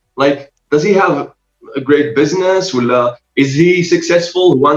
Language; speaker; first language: English; non-native, fluent; Arabic